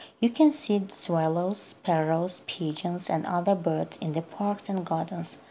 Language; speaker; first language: English; non-native, fluent; Azerbaijani